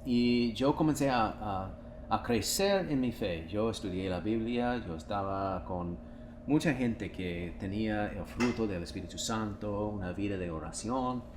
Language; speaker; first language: Spanish; non-native, fluent; English